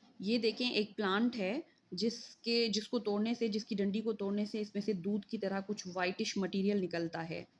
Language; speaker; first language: Urdu; non-native, local second language; Sindhi